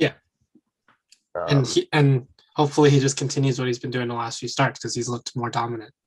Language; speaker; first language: English; native; English